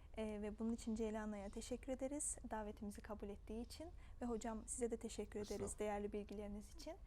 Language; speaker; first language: Turkish; native; Turkish